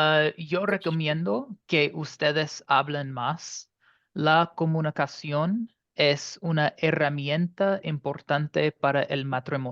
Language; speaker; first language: Spanish; non-native, learner; English